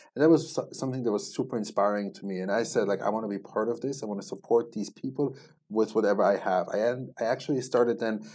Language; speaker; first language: English; non-native, fluent; Swiss German